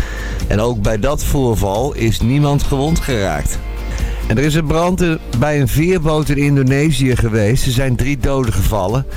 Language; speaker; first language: Dutch; native; Dutch